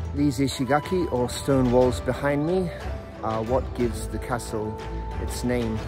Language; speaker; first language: English; native; English